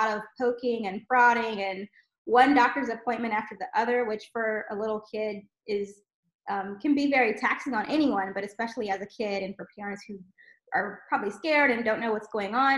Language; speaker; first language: English; native; English